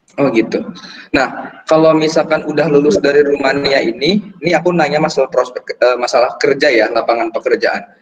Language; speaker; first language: Indonesian; native; Indonesian